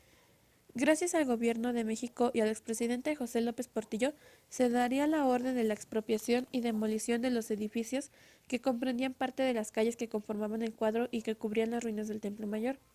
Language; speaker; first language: Spanish; native; Spanish